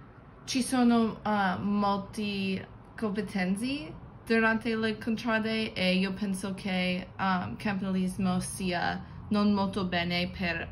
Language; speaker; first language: Italian; non-native, learner; English